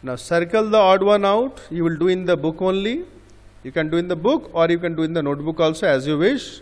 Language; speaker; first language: English; non-native, local second language; Bangla